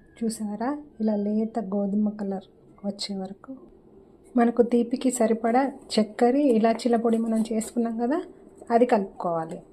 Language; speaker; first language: Telugu; non-native, local second language; Marathi